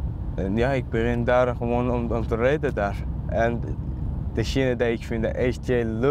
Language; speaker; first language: Dutch; non-native, learner; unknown